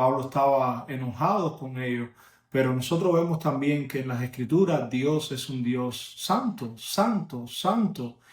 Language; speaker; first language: Spanish; native; Spanish